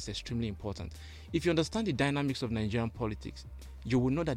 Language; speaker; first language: English; non-native, local second language; Igbo